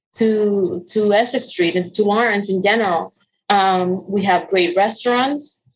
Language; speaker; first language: English; non-native, fluent; Spanish